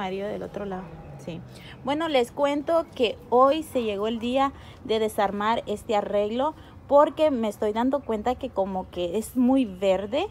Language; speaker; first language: Spanish; native; Spanish